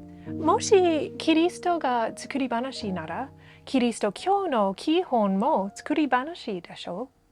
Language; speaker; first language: Japanese; non-native, learner; English